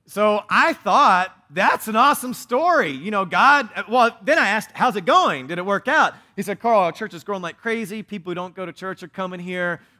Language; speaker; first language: English; native; English